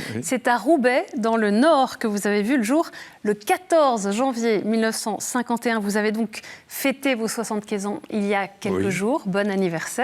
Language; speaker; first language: French; native; French